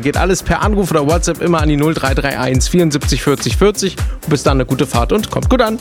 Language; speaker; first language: German; native; German